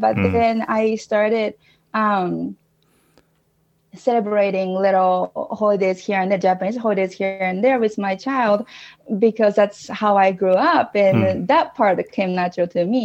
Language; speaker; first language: English; non-native, fluent; Japanese